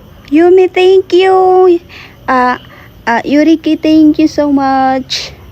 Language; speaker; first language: English; non-native, learner; Filipino